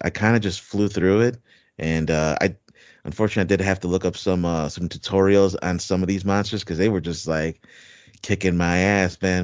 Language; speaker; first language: English; native; English